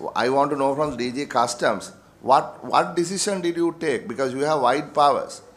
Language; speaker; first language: English; non-native, local second language; Sinhala